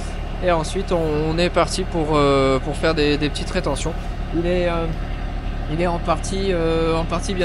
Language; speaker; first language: French; native; French